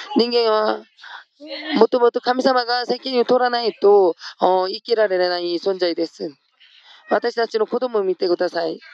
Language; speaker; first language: Japanese; non-native, fluent; Korean